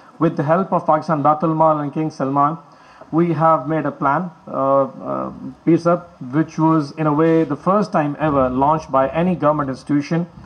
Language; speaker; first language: English; non-native, local second language; Urdu